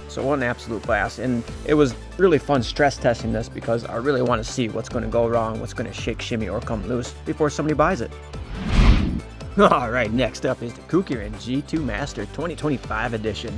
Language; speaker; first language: English; native; English